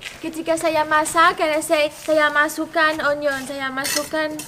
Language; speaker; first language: Indonesian; non-native, learner; French